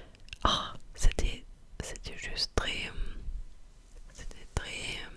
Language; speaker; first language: French; non-native, fluent; German